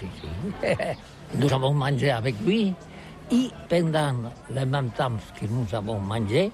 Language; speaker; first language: French; non-native, learner; Catalan